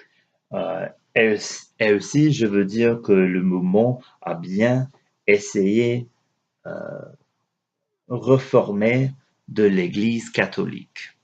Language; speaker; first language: French; non-native, learner; English